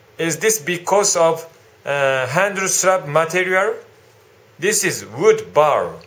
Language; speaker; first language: English; non-native, learner; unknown